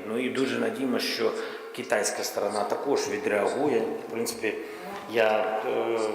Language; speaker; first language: Ukrainian; non-native, local second language; Russian